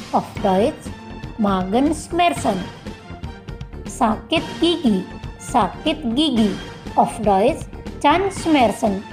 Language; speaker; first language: German; non-native, fluent; Indonesian